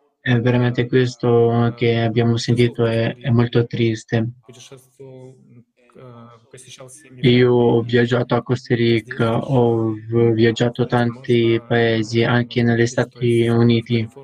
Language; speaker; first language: Italian; non-native, learner; Russian